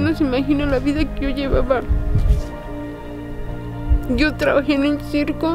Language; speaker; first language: Spanish; native; Spanish